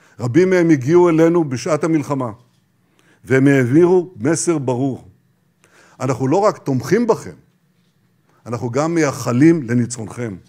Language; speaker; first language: Hebrew; native; Hebrew